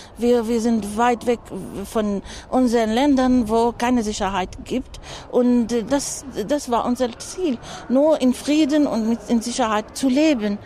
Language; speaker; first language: German; non-native, learner; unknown